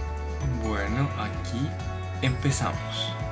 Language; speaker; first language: Spanish; native; Spanish